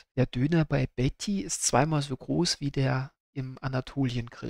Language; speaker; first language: German; native; German